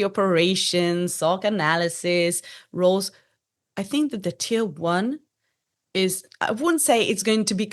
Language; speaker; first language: English; non-native, fluent; Hebrew